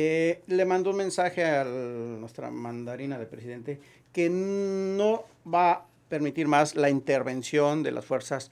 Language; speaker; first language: Spanish; native; Spanish